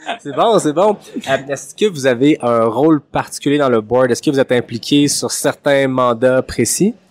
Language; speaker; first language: French; native; French